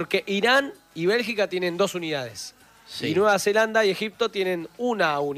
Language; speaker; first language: Spanish; native; Spanish